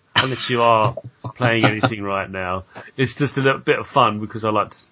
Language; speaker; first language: English; native; English